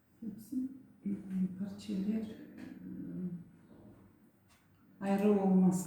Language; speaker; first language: Turkish; non-native, learner; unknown